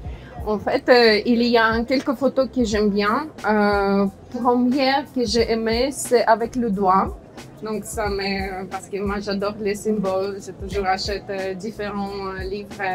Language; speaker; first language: French; non-native, fluent; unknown